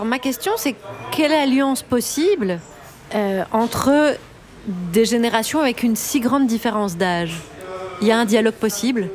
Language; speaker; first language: French; native; French